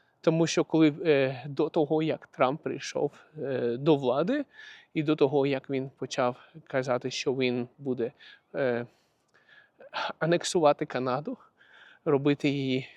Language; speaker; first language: Ukrainian; non-native, local second language; Russian